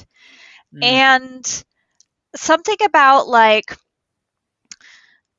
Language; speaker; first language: English; native; English